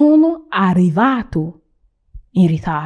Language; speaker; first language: Italian; non-native, fluent; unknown